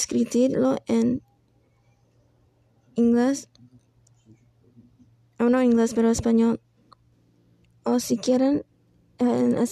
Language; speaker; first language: Spanish; non-native, learner; English